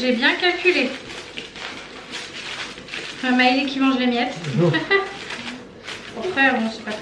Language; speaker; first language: French; native; French